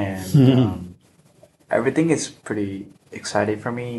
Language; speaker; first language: English; non-native, fluent; Chinese